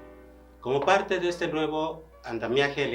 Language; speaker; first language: Spanish; native; Spanish